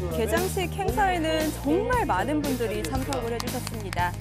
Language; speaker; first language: Korean; native; Korean